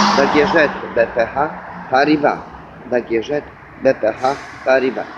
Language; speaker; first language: Polish; native; Polish